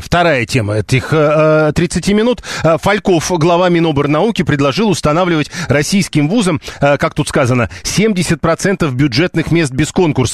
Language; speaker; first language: Russian; native; Russian